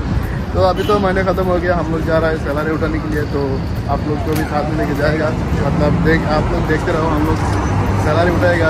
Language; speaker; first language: Hindi; non-native, learner; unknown